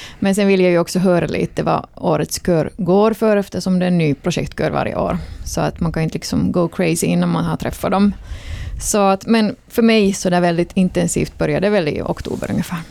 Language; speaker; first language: Swedish; native; Swedish